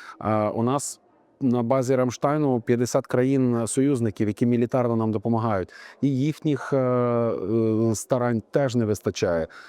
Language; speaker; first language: Ukrainian; native; Ukrainian